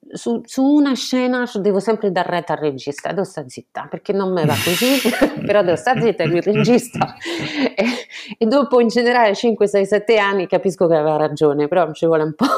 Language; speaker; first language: Italian; non-native, fluent; French